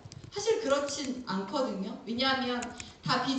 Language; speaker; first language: Korean; native; Korean